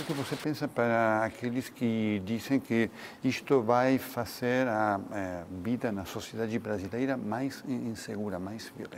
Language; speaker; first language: Portuguese; non-native, fluent; Spanish